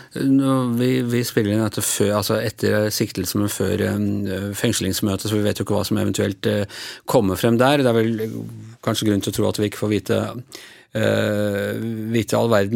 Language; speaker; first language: Norwegian; native; Norwegian